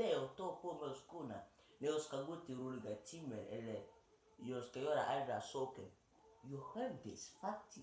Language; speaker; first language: Swedish; early bilingual, other home language; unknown